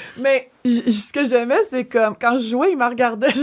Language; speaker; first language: French; native; French